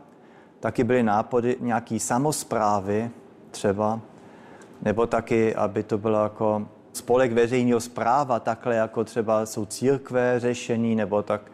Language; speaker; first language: Czech; early bilingual, heritage; Czech